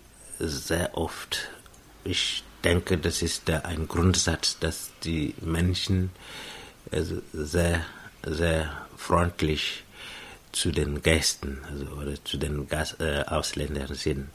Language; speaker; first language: German; non-native, fluent; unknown